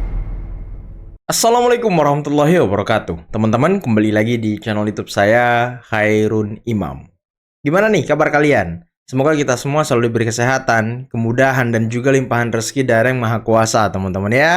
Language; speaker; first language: Indonesian; native; Indonesian